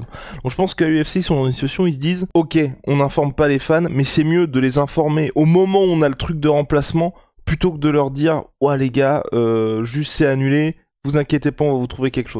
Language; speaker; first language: French; native; French